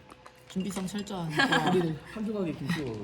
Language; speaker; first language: Korean; native; Korean